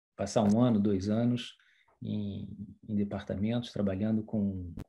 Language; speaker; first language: Portuguese; early bilingual, other home language; French